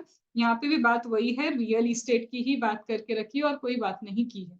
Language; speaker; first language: Hindi; native; Hindi